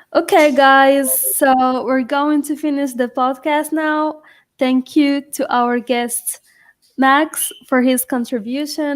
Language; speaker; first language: English; non-native, fluent; Arabic